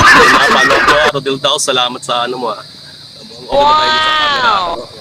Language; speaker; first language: Filipino; non-native, local second language; Iloko